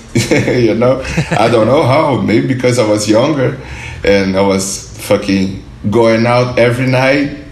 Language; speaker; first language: English; non-native, learner; Portuguese